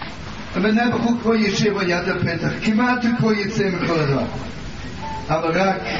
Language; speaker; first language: Hebrew; non-native, learner; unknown